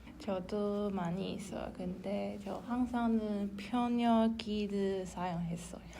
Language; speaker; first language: Korean; non-native, learner; Chinese